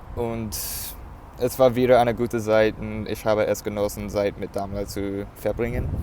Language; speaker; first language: German; non-native, learner; English